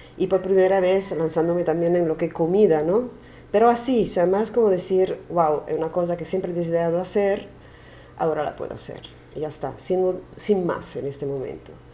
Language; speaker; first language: Spanish; non-native, fluent; Italian